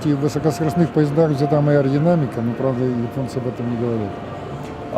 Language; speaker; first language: Russian; native; Russian